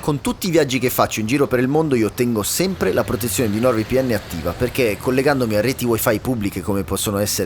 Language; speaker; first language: Italian; native; Italian